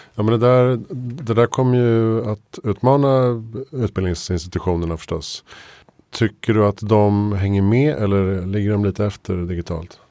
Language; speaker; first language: Swedish; native; Swedish